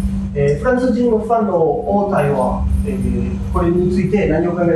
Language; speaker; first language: Japanese; non-native, learner; French